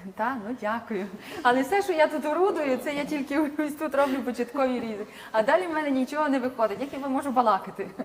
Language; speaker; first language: Ukrainian; native; Ukrainian